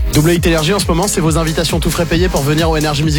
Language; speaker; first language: French; native; French